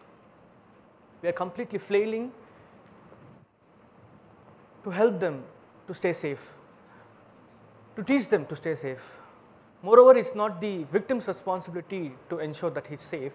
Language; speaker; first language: English; non-native, local second language; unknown